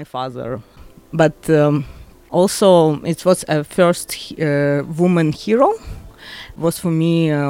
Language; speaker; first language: English; non-native, learner; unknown